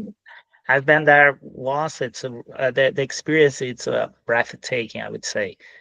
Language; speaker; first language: English; non-native, fluent; Portuguese